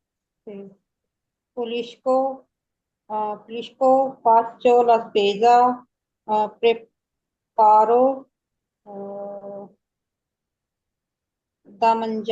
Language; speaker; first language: Italian; non-native, learner; Urdu